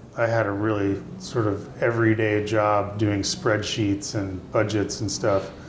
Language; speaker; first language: English; native; English